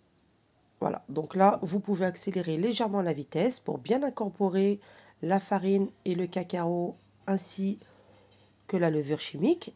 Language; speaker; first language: French; native; French